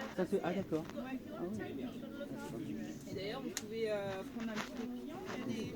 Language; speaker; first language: French; non-native, learner; Thai